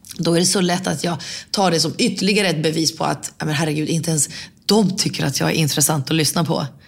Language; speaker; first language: Swedish; early bilingual, other home language; Finnish